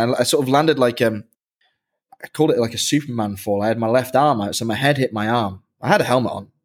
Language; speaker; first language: English; native; English